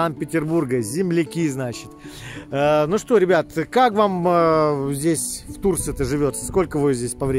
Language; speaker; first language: Russian; native; Russian